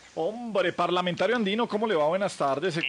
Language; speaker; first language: Spanish; native; Spanish